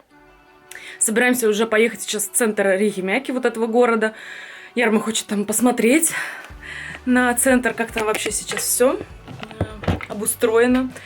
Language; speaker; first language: Russian; native; Russian